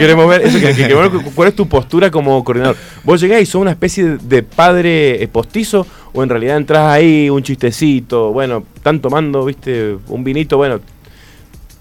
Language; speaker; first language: Spanish; native; Spanish